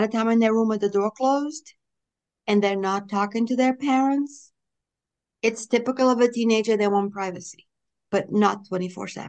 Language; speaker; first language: English; non-native, fluent; Portuguese